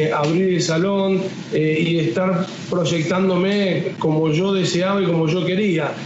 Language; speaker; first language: Spanish; native; Spanish